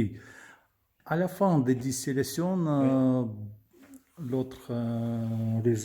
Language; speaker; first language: French; non-native, learner; Russian